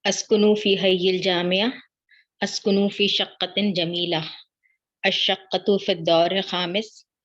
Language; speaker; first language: Arabic; non-native, learner; Urdu